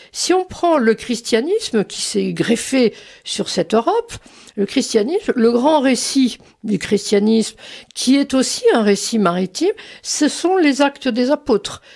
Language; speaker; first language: French; native; French